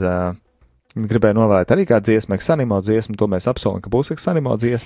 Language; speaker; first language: Latvian; native; Latvian